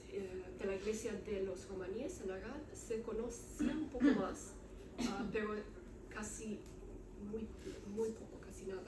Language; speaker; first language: Spanish; non-native, learner; Romanian